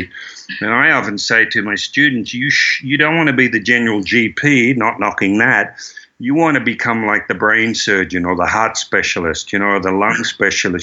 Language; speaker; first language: English; native; English